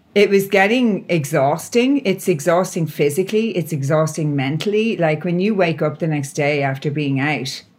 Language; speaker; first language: English; native; English